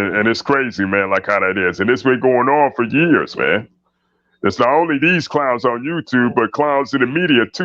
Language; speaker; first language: English; native; English